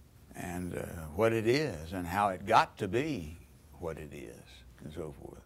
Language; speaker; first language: English; native; English